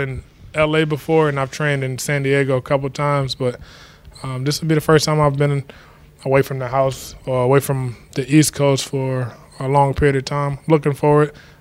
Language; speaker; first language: English; native; English